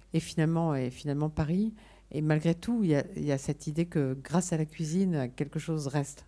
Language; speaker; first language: French; native; French